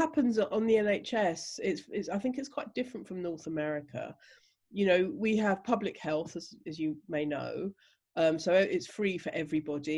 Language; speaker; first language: English; native; English